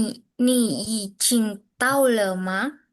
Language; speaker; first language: Chinese; non-native, learner; Indonesian